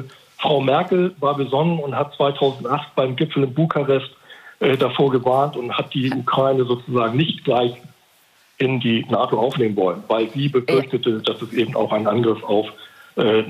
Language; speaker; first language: German; native; German